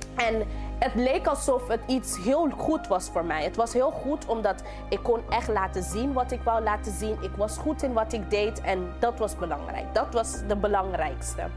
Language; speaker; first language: Dutch; non-native, local second language; English